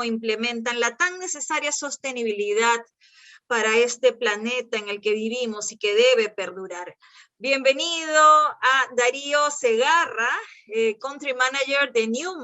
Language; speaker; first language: Spanish; native; Spanish